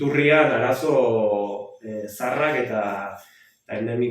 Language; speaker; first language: Basque; native; Basque